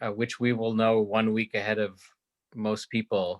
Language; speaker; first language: English; native; English